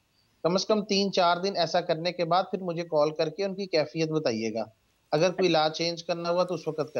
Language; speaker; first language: Urdu; native; Urdu